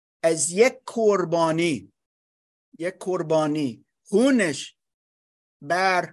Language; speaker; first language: Persian; non-native, fluent; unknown